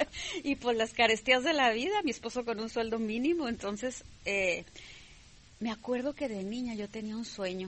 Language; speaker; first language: Spanish; native; Spanish